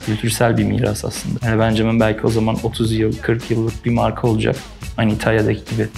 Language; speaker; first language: Turkish; early bilingual, heritage; Turkish